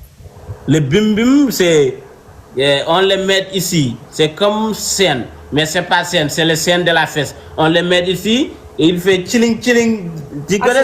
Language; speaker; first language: French; non-native, local second language; Fula